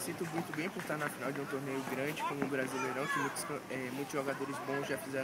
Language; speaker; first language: Portuguese; native; Portuguese